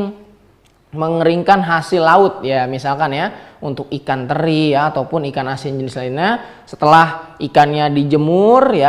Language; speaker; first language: Indonesian; native; Indonesian